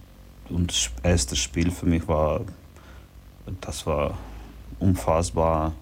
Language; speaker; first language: German; non-native, learner; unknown